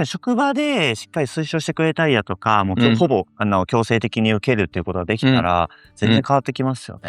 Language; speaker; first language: Japanese; native; Japanese